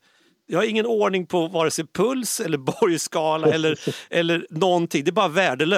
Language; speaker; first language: Swedish; native; Swedish